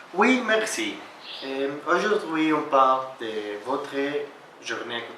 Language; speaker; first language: French; non-native, learner; Spanish